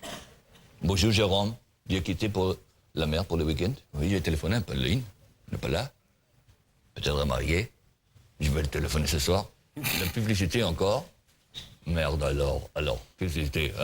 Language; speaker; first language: French; non-native, learner; German